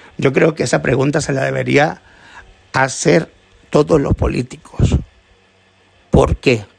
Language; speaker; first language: Spanish; native; Spanish